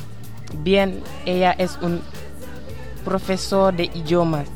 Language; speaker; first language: Spanish; non-native, learner; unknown